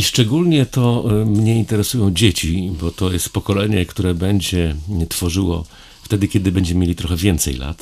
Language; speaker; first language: Polish; native; Polish